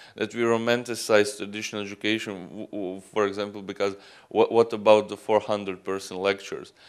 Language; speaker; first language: English; non-native, fluent; Croatian